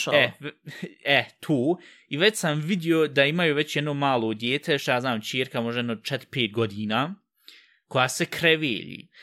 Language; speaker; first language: Bosnian; early bilingual, heritage; Bosnian